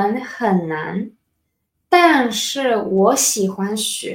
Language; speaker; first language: Chinese; non-native, fluent; Spanish